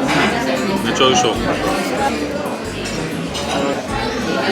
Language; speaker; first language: Japanese; non-native, fluent; French